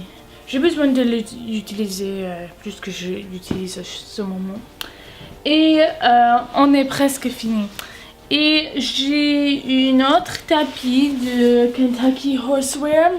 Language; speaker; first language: French; non-native, learner; English